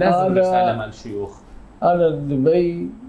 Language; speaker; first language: Arabic; non-native, learner; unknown